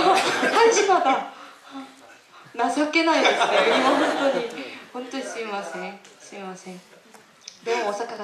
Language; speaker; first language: Japanese; non-native, learner; Korean